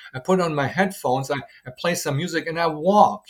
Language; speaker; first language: English; non-native, fluent; German